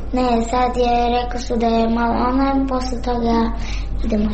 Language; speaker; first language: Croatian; non-native, learner; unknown